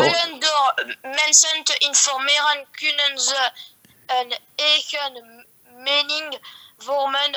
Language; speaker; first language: Dutch; early bilingual, heritage; Dutch